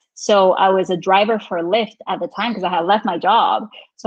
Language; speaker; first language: English; non-native, fluent; Spanish